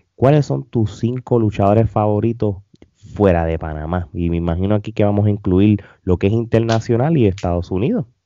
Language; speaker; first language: Spanish; native; Spanish